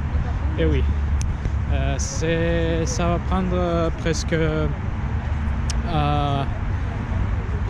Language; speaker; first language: French; non-native, learner; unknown